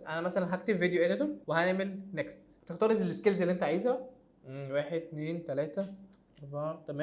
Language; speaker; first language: Arabic; native; Arabic